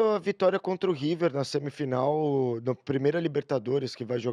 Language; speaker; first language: Portuguese; native; Portuguese